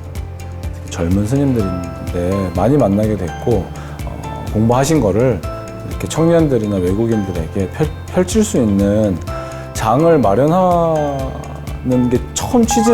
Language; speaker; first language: Korean; native; Korean